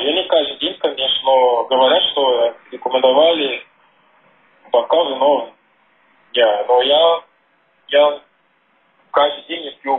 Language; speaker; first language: Russian; non-native, fluent; Portuguese